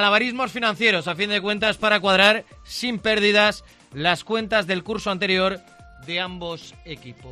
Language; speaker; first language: Spanish; native; Spanish